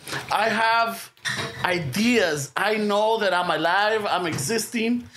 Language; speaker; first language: English; early bilingual, other home language; Spanish